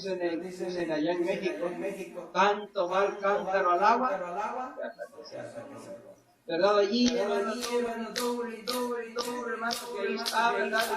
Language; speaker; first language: Spanish; native; Spanish